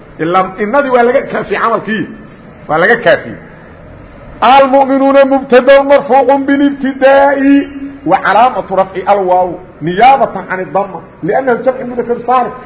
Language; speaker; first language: Arabic; non-native, fluent; Somali